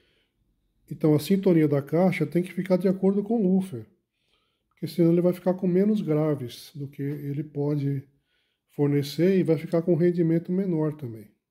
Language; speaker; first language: Portuguese; native; Portuguese